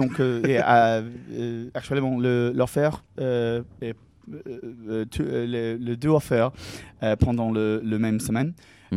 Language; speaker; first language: French; non-native, learner; English